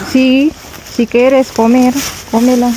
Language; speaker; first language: Spanish; non-native, learner; Filipino